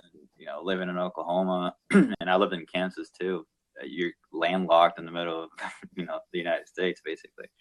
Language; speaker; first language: English; non-native, local second language; Spanish